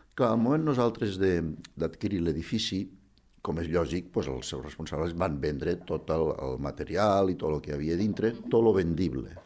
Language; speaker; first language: Catalan; native; Catalan